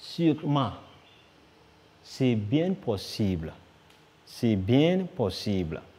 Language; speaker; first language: French; non-native, fluent; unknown